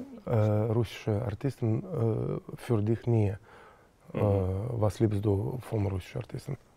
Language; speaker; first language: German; non-native, learner; Russian